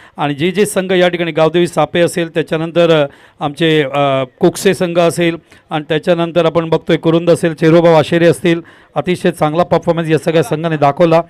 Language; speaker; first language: Marathi; non-native, local second language; Tamil